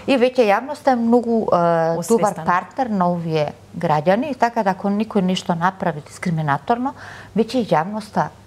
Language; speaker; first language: Macedonian; native; Macedonian